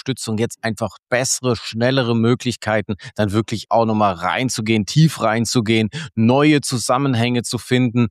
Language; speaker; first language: German; native; German